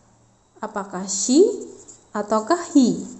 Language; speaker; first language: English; non-native, fluent; Indonesian